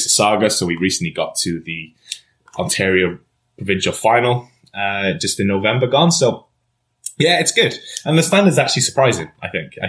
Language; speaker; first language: English; native; English